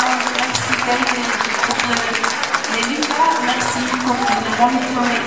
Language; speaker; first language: French; non-native, learner; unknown